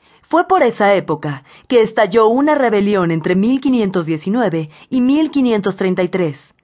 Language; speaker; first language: Spanish; native; Spanish